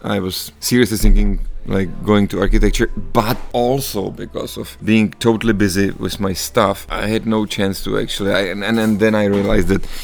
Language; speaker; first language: English; non-native, fluent; Czech